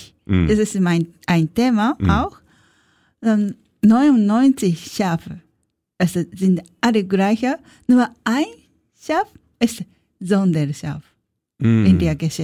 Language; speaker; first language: German; non-native, learner; Japanese